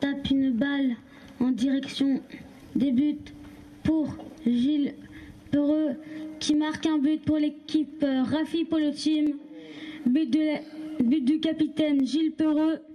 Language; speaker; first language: French; native; French